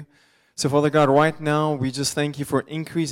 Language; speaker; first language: English; non-native, local second language; Afrikaans